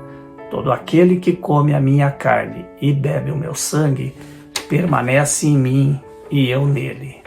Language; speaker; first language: Portuguese; native; Portuguese